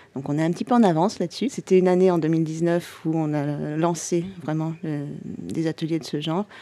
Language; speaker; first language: French; native; French